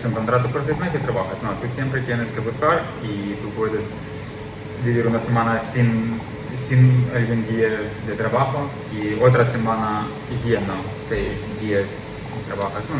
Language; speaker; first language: Spanish; non-native, learner; Ukrainian